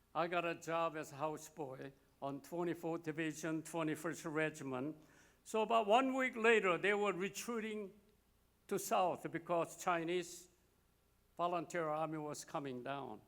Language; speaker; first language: English; non-native, fluent; Korean